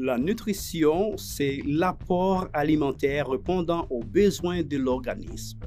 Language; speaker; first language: French; non-native, fluent; Spanish